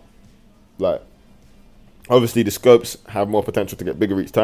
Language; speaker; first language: English; native; English